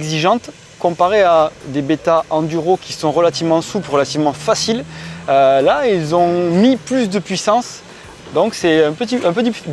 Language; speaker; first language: French; native; French